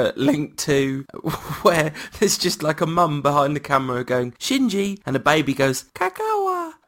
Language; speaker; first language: English; early bilingual, other home language; French